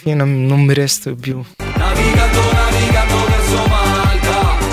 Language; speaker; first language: Italian; non-native, learner; Arabic